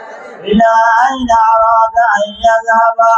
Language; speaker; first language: Arabic; non-native, fluent; Bangla